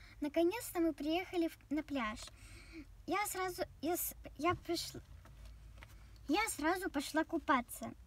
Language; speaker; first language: Russian; early bilingual, heritage; Russian